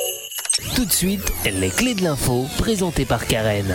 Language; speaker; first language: French; native; French